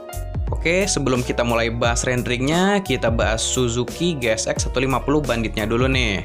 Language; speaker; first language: Indonesian; native; Indonesian